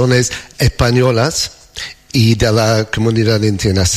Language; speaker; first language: Spanish; non-native, fluent; English